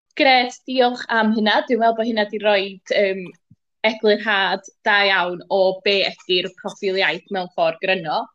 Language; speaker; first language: Welsh; native; Welsh